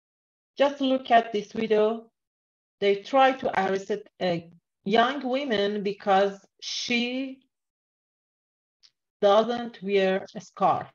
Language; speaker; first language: English; non-native, learner; Persian